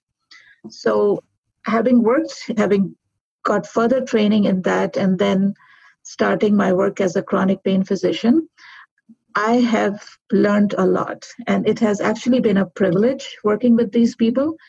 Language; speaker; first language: English; non-native, local second language; Urdu